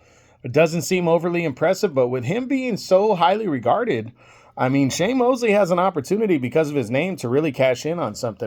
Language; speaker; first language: English; native; English